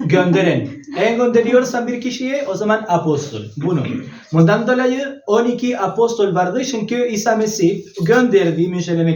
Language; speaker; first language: Turkish; non-native, learner; Spanish